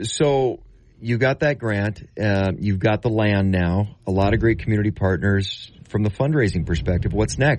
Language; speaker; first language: English; native; English